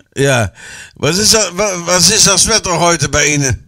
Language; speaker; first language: German; non-native, learner; Dutch